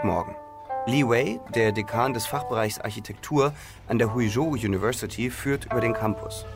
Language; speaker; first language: German; native; German